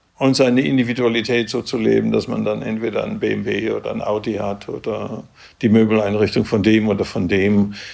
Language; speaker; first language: German; native; German